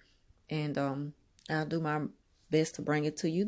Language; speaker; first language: English; native; English